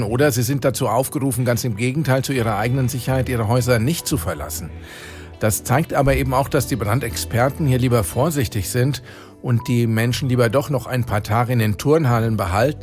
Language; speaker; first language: German; native; German